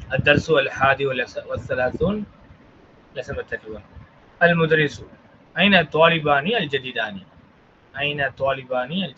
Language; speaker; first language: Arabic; non-native, fluent; Tamil